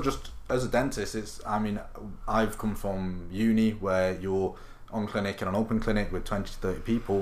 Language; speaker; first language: English; native; English